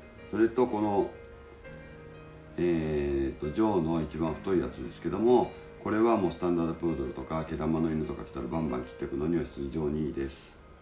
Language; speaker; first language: Japanese; native; Japanese